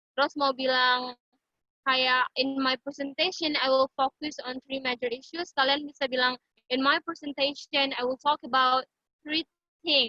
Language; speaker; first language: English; non-native, fluent; Indonesian